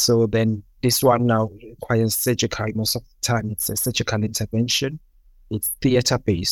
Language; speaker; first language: English; non-native, local second language; Zulu